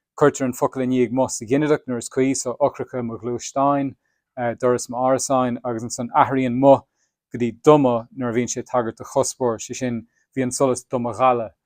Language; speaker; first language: Irish; native; Irish